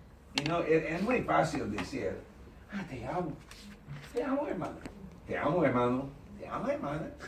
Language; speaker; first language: Spanish; non-native, learner; English